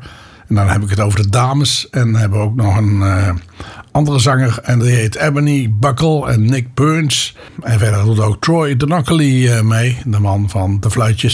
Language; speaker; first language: Dutch; native; Dutch